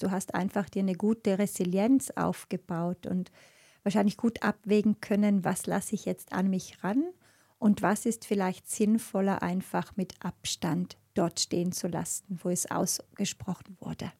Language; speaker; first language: German; native; German